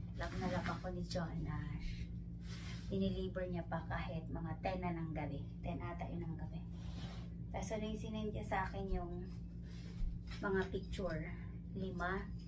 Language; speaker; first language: Filipino; non-native, local second language; Hiligaynon